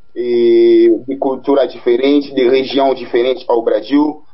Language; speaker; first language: Portuguese; non-native, fluent; Haitian Creole